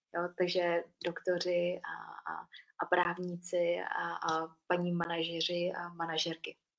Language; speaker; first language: Czech; early bilingual, other home language; Vietnamese